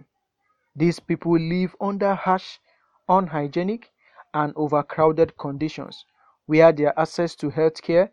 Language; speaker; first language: English; non-native, local second language; Yoruba